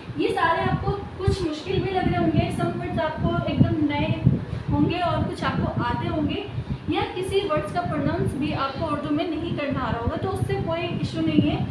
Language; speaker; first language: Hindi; native; Hindi